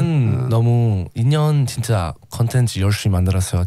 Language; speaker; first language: Korean; non-native, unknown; English